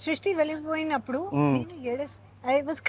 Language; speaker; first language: Telugu; non-native, learner; Hindi